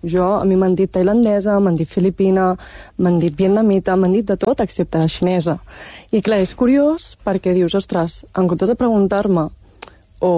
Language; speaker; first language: Catalan; early bilingual, other home language; Chinese